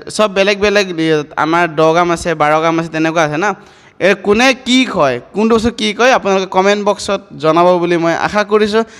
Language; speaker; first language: Assamese; non-native, local second language; Mising